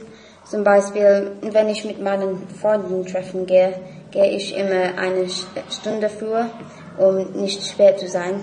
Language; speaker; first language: German; non-native, learner; English